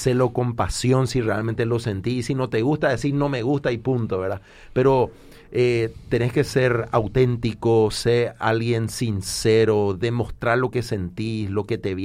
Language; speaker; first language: Spanish; native; Spanish